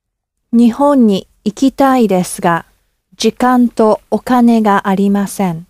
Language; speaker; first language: Japanese; non-native, learner; English